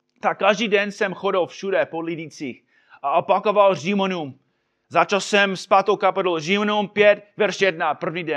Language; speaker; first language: Czech; non-native, fluent; English